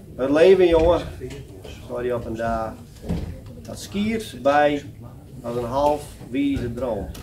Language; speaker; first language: Dutch; native; Dutch